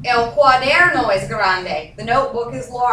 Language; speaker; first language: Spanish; non-native, fluent; English